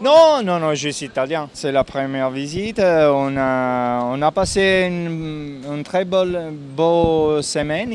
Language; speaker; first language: French; non-native, fluent; Italian